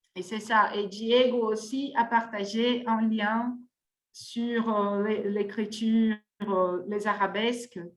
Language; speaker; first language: French; non-native, fluent; Portuguese